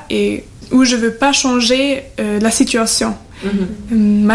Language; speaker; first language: French; non-native, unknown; German